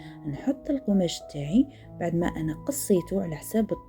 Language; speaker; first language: Arabic; native; Arabic